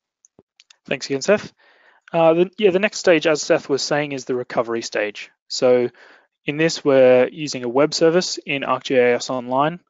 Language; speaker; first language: English; native; English